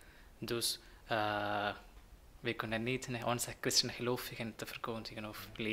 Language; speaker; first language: Dutch; non-native, learner; Malayalam